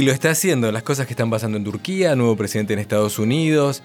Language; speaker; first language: Spanish; native; Spanish